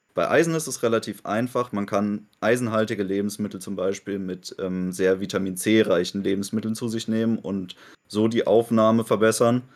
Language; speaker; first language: German; native; German